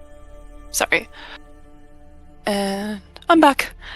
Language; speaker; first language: English; native; English